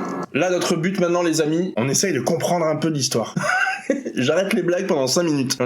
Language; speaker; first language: French; native; French